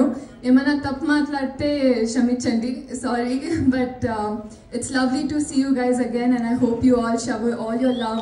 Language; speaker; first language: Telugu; non-native, learner; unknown